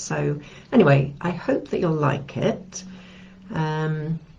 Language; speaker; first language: English; native; English